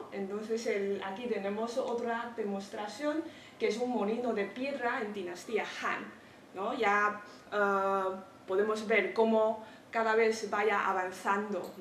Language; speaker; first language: Spanish; non-native, fluent; Chinese